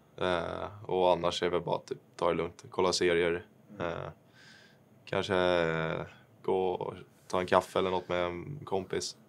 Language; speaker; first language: Swedish; native; Swedish